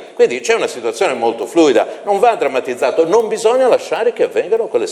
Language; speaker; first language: Italian; native; Italian